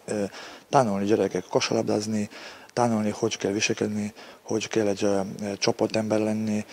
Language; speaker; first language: Hungarian; non-native, learner; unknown